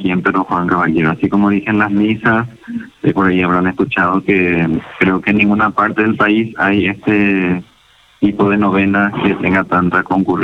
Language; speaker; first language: Spanish; native; Spanish